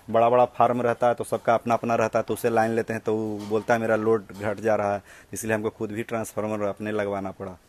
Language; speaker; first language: Hindi; native; Hindi